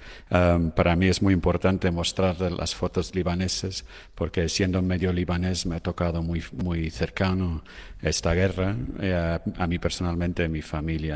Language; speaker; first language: Spanish; non-native, fluent; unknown